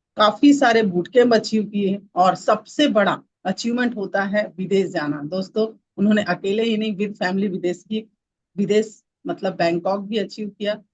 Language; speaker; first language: Hindi; native; Hindi